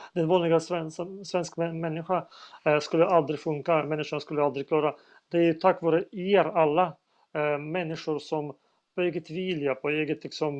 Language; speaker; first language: Swedish; non-native, fluent; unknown